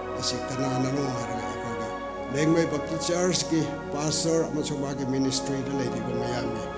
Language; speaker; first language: Manipuri; non-native, local second language; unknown